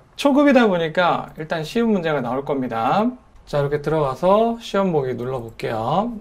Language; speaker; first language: Korean; native; Korean